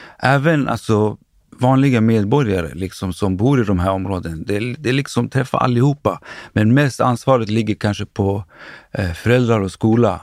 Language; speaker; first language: Swedish; early bilingual, other home language; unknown